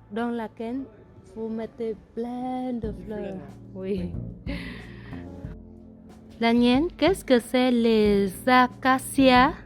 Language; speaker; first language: French; non-native, learner; Vietnamese